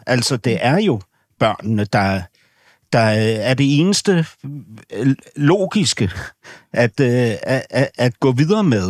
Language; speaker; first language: Danish; native; Danish